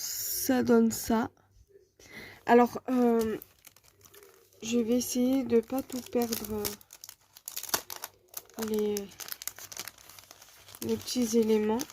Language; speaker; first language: French; native; French